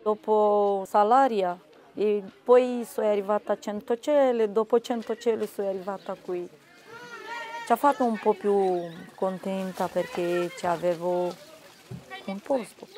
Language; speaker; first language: Italian; non-native, local second language; Romanian